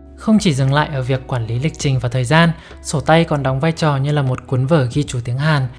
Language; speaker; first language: Vietnamese; native; Vietnamese